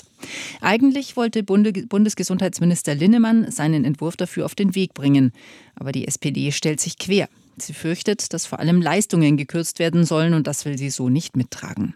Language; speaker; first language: German; native; German